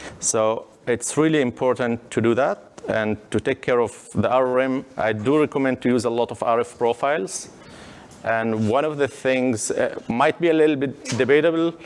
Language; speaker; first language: English; non-native, fluent; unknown